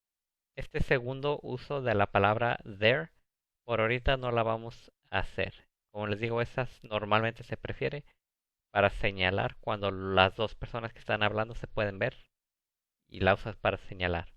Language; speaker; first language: Spanish; early bilingual, heritage; Spanish